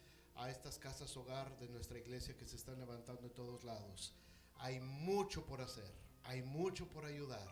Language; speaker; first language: Spanish; native; Spanish